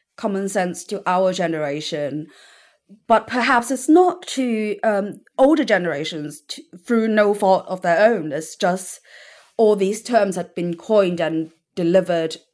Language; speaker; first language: English; non-native, local second language; Cantonese